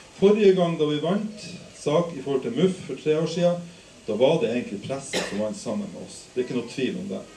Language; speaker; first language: Norwegian; native; Norwegian